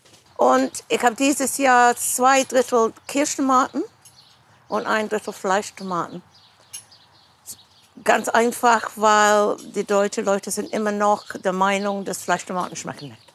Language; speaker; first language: German; non-native, fluent; English